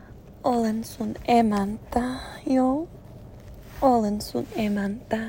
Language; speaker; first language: Finnish; non-native, learner; English